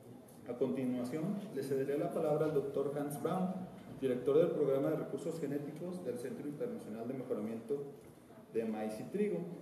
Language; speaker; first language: Spanish; native; Spanish